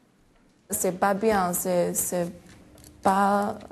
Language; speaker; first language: French; non-native, learner; Chinese